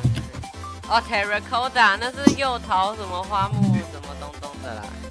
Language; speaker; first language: Chinese; native; Chinese